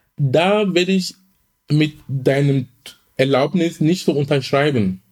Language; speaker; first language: German; non-native, fluent; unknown